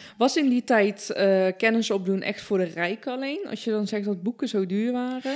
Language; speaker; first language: Dutch; early bilingual, other home language; Persian